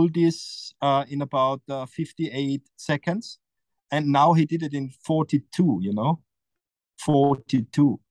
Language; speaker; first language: English; non-native, learner; German